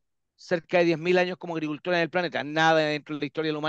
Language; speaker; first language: Spanish; native; Spanish